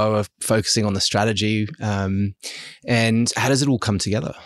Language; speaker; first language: English; early bilingual, other home language; German